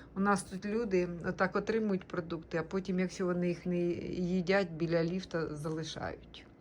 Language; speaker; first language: Ukrainian; native; Ukrainian